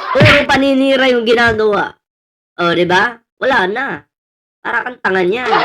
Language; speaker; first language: Filipino; native; Filipino